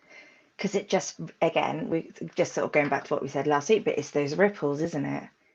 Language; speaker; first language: English; native; English